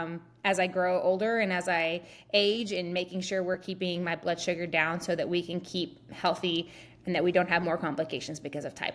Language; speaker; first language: English; native; English